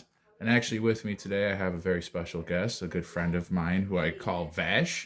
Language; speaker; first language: English; native; English